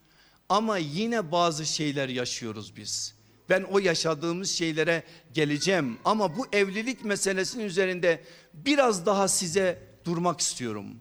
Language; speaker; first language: Turkish; native; Turkish